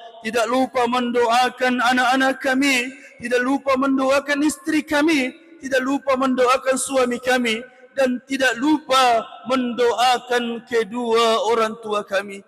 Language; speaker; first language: Malay; non-native, local second language; Buginese